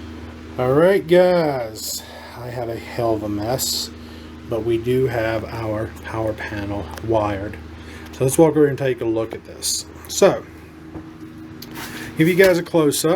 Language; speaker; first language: English; native; English